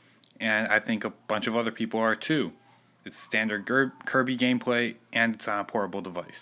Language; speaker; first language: English; native; English